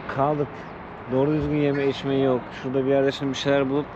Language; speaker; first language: Turkish; native; Turkish